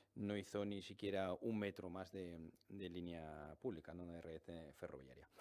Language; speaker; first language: Spanish; non-native, local second language; Catalan